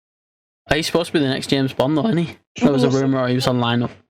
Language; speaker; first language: English; native; English